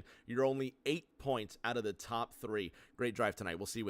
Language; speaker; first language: English; native; English